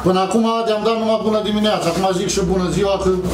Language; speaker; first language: Romanian; native; Romanian